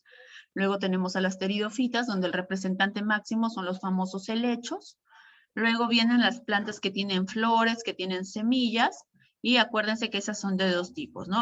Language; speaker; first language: Spanish; native; Spanish